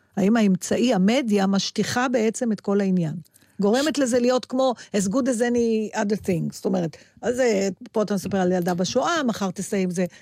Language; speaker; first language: Hebrew; native; Hebrew